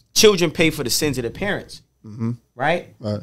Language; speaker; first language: English; native; English